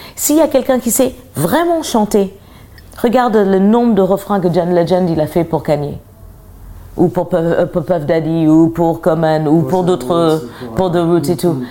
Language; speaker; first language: French; early bilingual, other home language; English